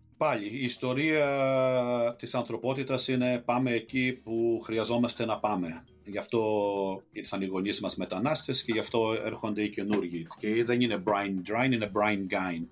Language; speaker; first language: Greek; early bilingual, heritage; Greek